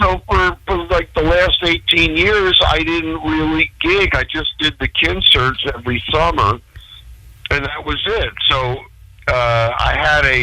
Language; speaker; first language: English; native; English